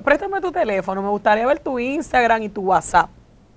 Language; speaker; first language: Spanish; native; Spanish